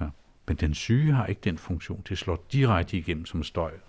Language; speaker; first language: Danish; native; Danish